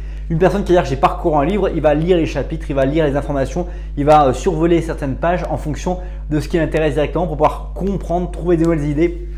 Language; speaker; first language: French; native; French